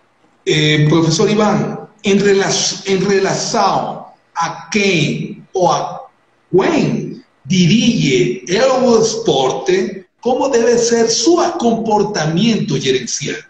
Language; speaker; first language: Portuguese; non-native, learner; Spanish